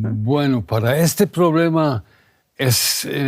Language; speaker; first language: Spanish; non-native, fluent; German